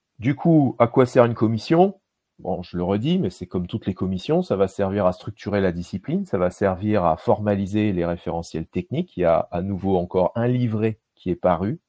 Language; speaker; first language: French; native; French